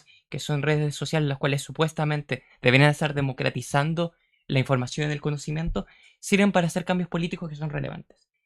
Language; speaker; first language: Spanish; native; Spanish